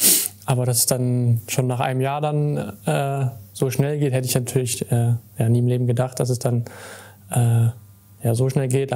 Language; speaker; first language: German; native; German